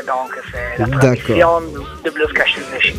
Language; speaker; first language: French; non-native, learner; Italian